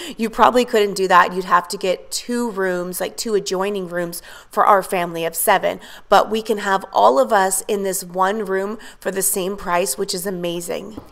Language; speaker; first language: English; native; English